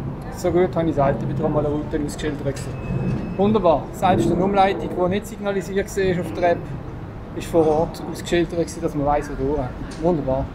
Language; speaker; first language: German; native; German